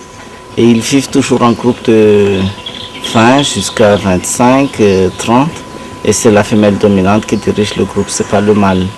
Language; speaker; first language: French; non-native, local second language; Malagasy